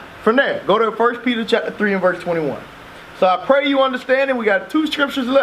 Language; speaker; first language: English; native; English